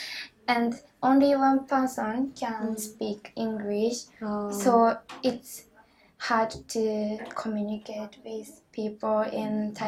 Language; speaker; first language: English; non-native, learner; Japanese